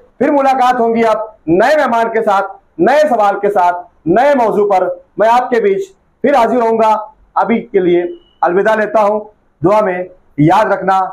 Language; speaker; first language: Hindi; native; Hindi